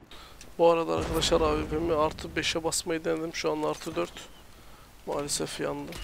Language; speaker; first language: Turkish; native; Turkish